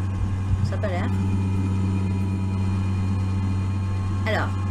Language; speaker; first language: French; native; French